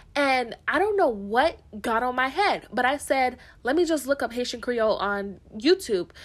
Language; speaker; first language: English; early bilingual, other home language; Haitian Creole